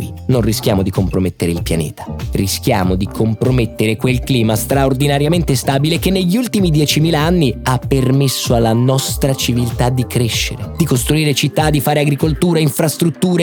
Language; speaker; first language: Italian; native; Italian